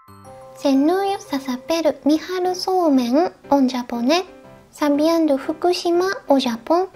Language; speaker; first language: French; non-native, fluent; Japanese